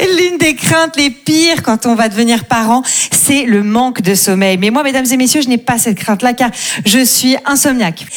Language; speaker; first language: French; native; French